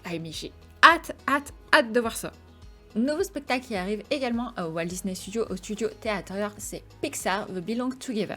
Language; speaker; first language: French; native; French